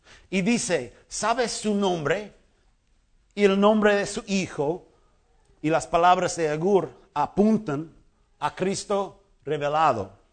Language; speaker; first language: Spanish; non-native, fluent; English